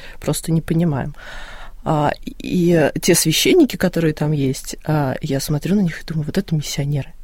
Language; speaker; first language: Russian; native; Russian